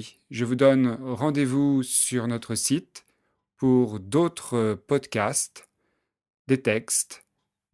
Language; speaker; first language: French; native; French